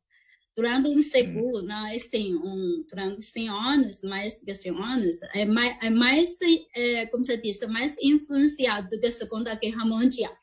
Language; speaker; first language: Portuguese; non-native, fluent; Chinese